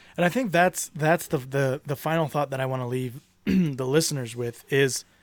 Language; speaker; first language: English; early bilingual, other home language; Spanish